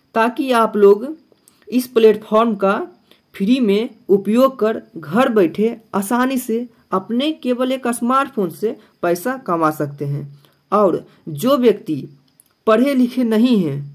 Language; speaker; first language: Hindi; native; Hindi